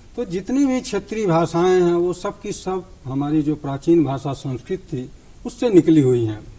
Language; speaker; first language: Hindi; native; Hindi